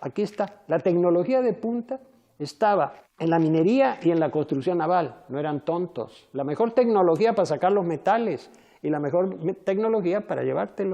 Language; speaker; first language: Spanish; native; Spanish